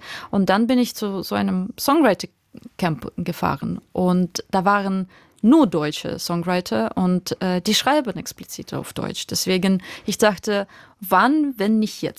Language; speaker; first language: German; non-native, fluent; Russian